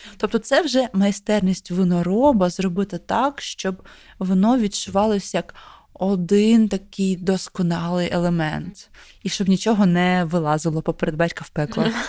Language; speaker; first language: Ukrainian; native; Ukrainian